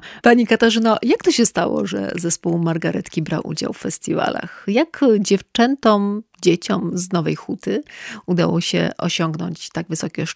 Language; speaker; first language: Polish; native; Polish